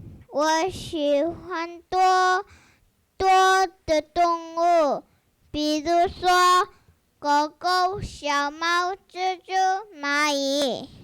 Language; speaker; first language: Chinese; early bilingual, heritage; Chinese